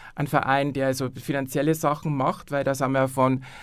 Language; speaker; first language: German; native; German